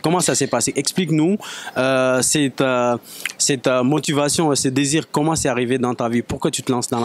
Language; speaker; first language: French; non-native, local second language; Wolof